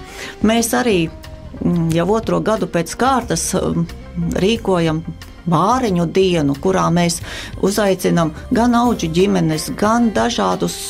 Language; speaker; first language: Latvian; native; Latvian